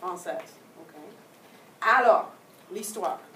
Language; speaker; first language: French; non-native, fluent; English